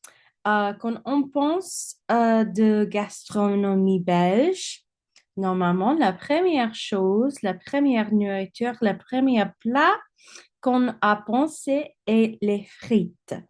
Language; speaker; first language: French; non-native, learner; English